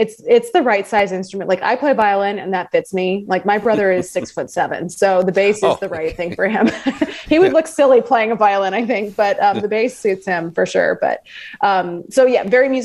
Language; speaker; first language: English; native; English